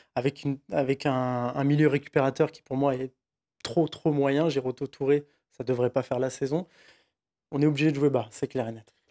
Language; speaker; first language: French; native; French